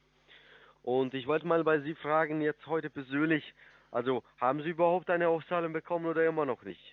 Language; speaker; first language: German; non-native, fluent; Russian